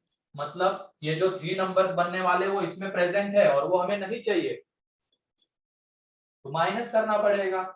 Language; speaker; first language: Hindi; native; Hindi